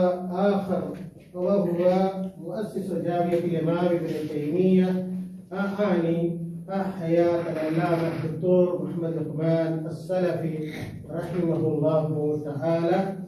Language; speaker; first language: Arabic; non-native, fluent; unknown